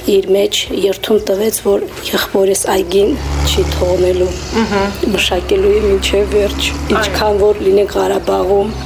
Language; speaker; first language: Armenian; native; Armenian